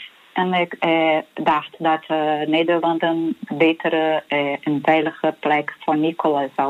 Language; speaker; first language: Dutch; non-native, fluent; Portuguese